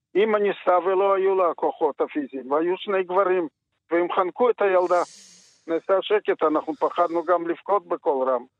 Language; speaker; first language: Hebrew; non-native, fluent; Yiddish